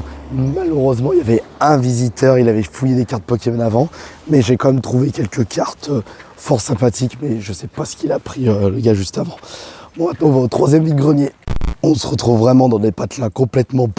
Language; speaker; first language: French; native; French